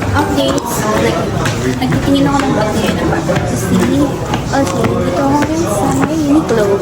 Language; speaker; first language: Filipino; native; Filipino